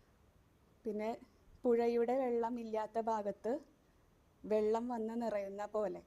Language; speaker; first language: Malayalam; native; Malayalam